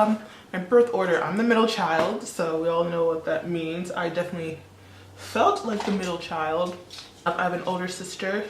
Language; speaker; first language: English; early bilingual, other home language; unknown